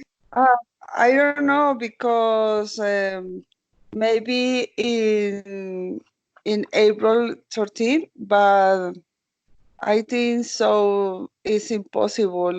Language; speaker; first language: English; non-native, learner; Spanish